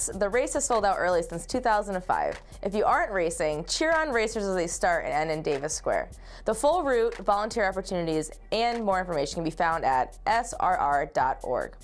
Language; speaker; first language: English; native; English